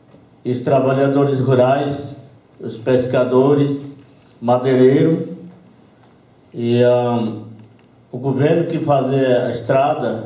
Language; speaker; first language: Portuguese; non-native, local second language; Yanomámi